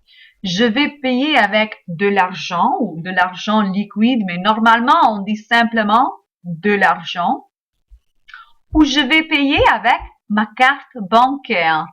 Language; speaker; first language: French; non-native, fluent; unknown